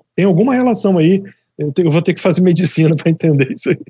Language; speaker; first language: Portuguese; native; Portuguese